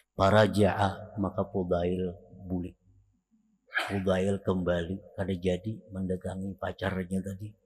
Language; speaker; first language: Indonesian; non-native, local second language; Banjar